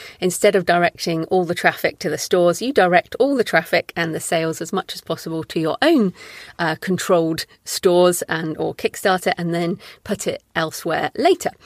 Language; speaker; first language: English; native; English